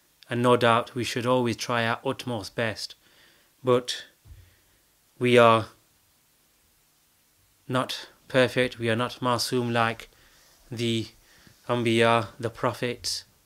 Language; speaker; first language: English; native; English